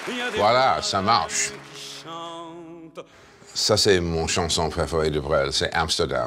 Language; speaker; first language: French; non-native, fluent; English